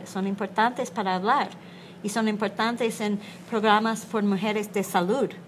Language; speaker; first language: Spanish; non-native, learner; English